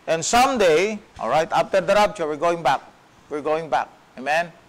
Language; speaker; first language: English; non-native, local second language; Filipino